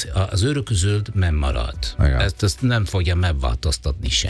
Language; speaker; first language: Hungarian; non-native, fluent; Italian